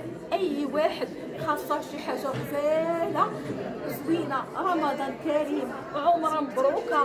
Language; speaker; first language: Arabic; native; Arabic